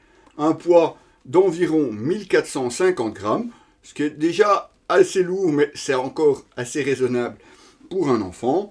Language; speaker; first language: French; native; French